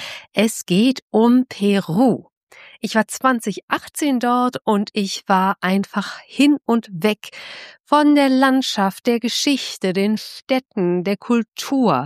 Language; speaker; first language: German; native; German